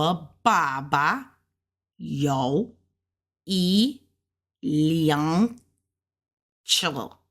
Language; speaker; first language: Chinese; non-native, learner; English